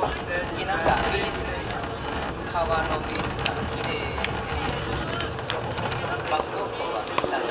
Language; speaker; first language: Japanese; non-native, learner; Thai